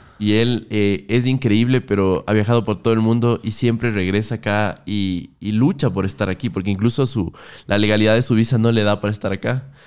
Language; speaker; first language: Spanish; native; Spanish